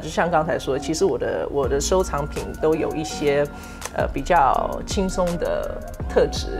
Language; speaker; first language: Chinese; native; Chinese